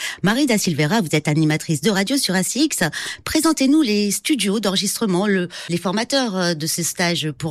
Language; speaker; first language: French; native; French